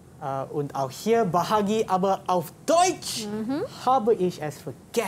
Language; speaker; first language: German; non-native, learner; Malay